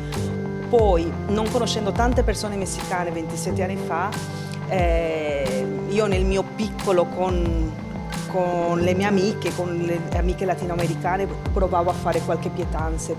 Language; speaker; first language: Italian; non-native, fluent; Spanish